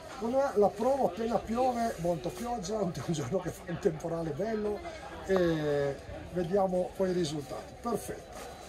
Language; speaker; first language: Italian; native; Italian